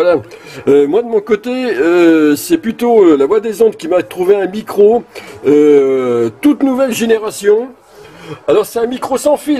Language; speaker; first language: French; native; French